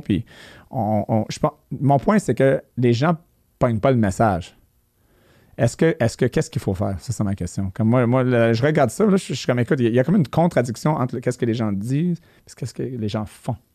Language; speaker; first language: French; native; French